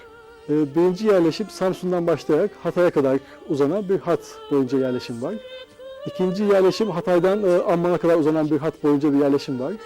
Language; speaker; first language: Turkish; native; Turkish